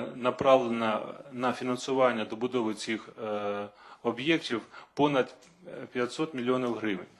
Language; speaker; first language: Ukrainian; non-native, local second language; Russian